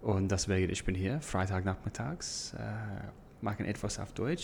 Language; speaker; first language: German; non-native, learner; English